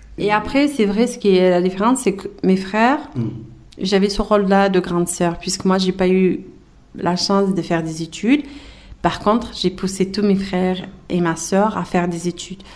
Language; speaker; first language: French; early bilingual, other home language; Arabic